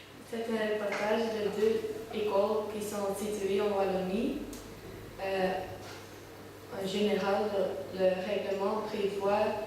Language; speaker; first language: French; non-native, learner; Dutch